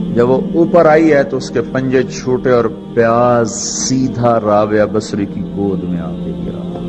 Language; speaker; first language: Urdu; non-native, local second language; Punjabi